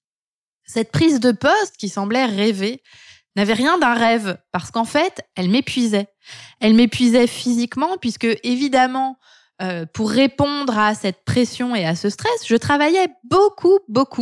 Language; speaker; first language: French; native; French